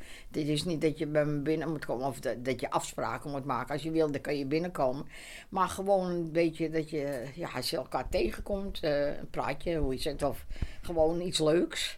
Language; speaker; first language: Dutch; native; Dutch